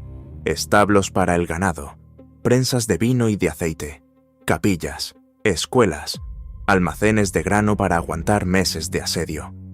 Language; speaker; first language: Spanish; native; Spanish